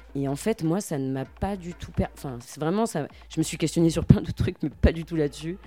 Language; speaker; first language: French; native; French